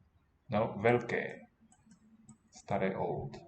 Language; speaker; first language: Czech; non-native, learner; English